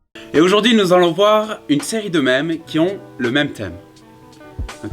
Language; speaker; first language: French; native; French